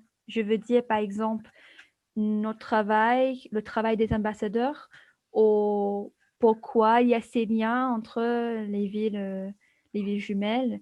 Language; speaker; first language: French; non-native, fluent; English